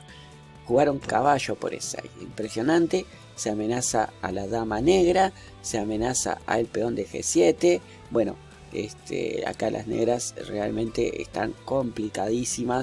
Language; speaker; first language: Spanish; native; Spanish